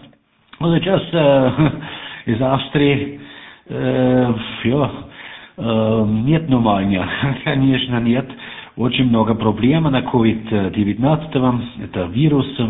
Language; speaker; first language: Russian; non-native, learner; German